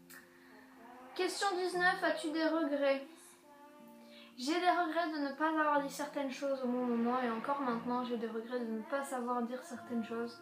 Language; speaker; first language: French; native; French